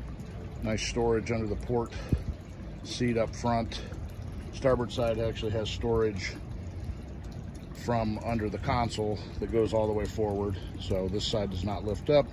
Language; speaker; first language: English; native; English